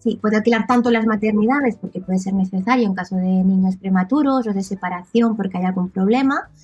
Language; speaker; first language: Spanish; non-native, local second language; Catalan